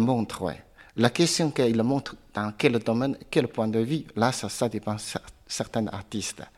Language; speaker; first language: French; non-native, learner; Chinese